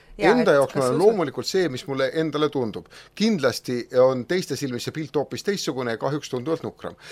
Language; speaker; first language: Estonian; native; Estonian